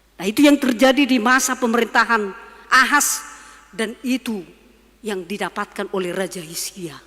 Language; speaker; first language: Indonesian; non-native, local second language; Batak Toba